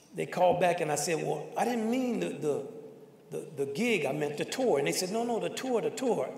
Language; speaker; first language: English; native; English